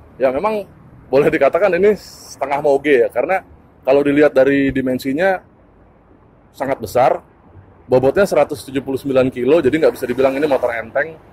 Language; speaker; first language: Indonesian; native; Indonesian